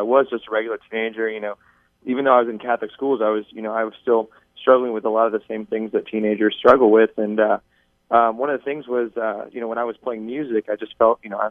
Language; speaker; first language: English; native; English